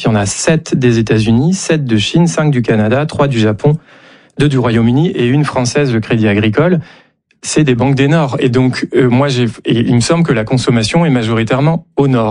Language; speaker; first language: French; native; French